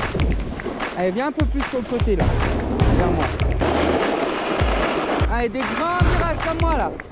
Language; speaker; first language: French; native; French